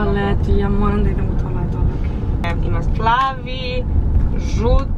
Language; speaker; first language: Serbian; early bilingual, heritage; Serbian